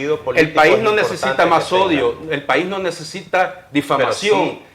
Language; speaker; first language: Spanish; native; Spanish